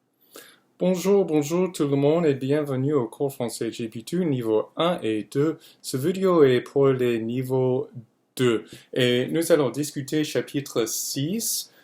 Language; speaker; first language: French; non-native, fluent; English